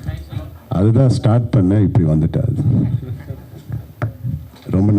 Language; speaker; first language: Tamil; non-native, learner; Telugu